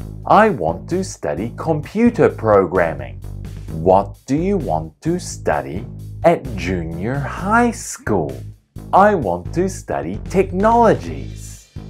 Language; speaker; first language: English; native; English